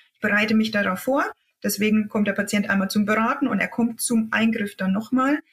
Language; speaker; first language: German; native; German